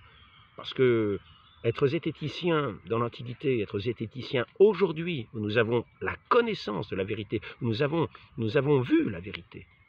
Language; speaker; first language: French; native; French